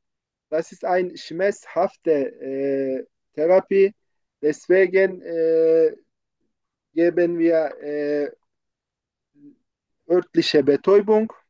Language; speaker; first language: German; non-native, learner; Turkish